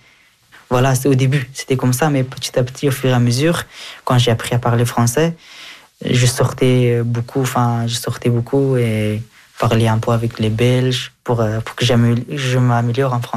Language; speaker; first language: French; early bilingual, other home language; Persian